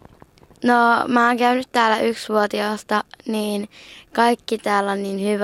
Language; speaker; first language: Finnish; early bilingual, heritage; Finnish